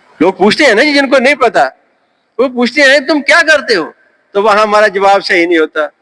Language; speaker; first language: Urdu; native; Urdu